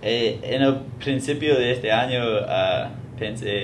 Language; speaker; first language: Spanish; non-native, learner; English